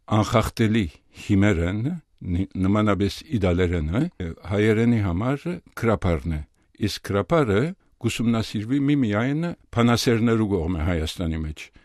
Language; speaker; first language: Armenian; early bilingual, heritage; Armenian